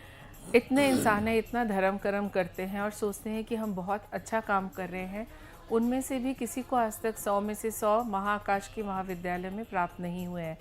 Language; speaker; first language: Hindi; native; Hindi